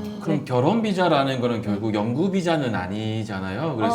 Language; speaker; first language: Korean; native; Korean